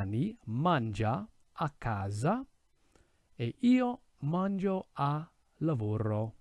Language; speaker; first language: Italian; non-native, fluent; English